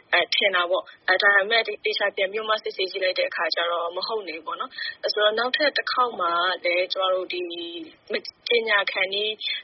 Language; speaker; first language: Burmese; non-native, local second language; Kachin